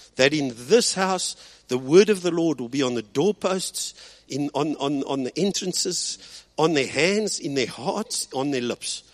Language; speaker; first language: English; early bilingual, other home language; Afrikaans